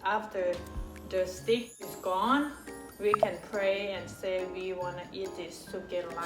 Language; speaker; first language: English; non-native, learner; Thai